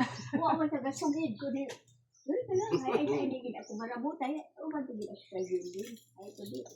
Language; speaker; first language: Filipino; non-native, local second language; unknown